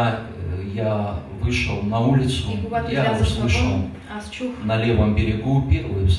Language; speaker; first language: Russian; native; Russian